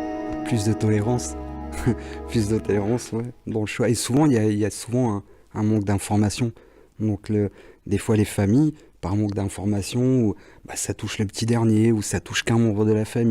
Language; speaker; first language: French; native; French